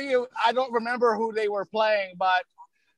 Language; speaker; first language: English; early bilingual, other home language; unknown